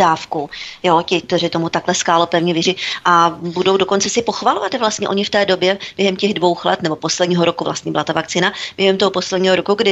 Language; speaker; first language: Czech; native; Czech